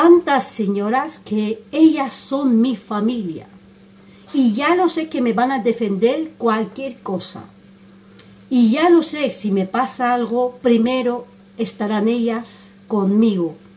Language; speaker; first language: Spanish; non-native, fluent; Armenian